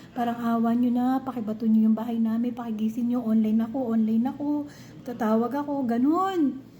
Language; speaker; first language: Filipino; non-native, local second language; Cebuano